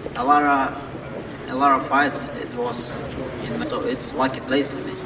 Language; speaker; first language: English; non-native, fluent; Ukrainian